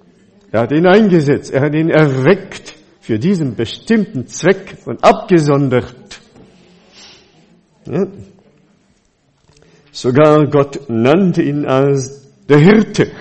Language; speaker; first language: German; non-native, fluent; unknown